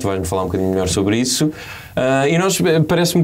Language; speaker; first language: Portuguese; native; Portuguese